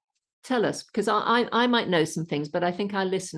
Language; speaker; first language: English; native; English